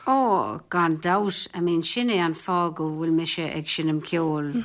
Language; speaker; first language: Irish; non-native, local second language; English